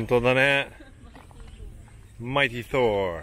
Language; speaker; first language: Japanese; native; Japanese